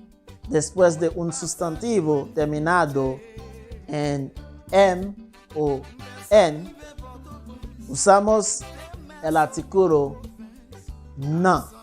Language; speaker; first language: Spanish; non-native, fluent; Haitian Creole